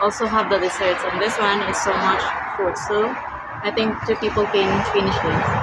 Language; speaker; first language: English; non-native, learner; Filipino